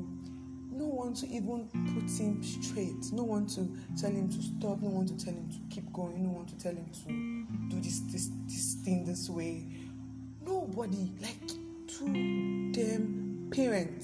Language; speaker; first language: English; non-native, local second language; Yoruba